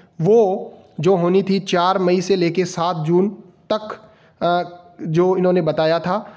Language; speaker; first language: Hindi; non-native, local second language; Punjabi